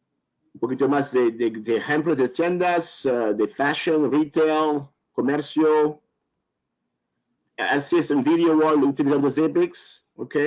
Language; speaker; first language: Spanish; non-native, learner; French